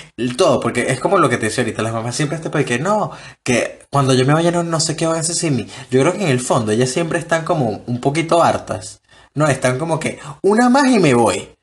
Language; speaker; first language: Spanish; native; Spanish